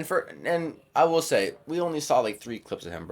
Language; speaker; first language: English; native; English